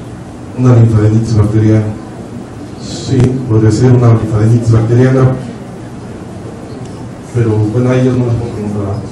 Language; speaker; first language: Spanish; native; Spanish